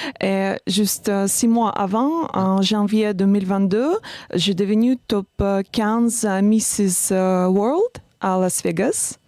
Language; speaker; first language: French; non-native, learner; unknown